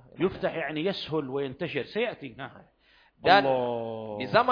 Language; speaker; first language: Arabic; native; Arabic